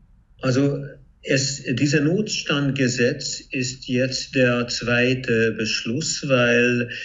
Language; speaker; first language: German; non-native, fluent; Hungarian